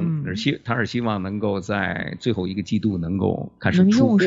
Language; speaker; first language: Chinese; native; Chinese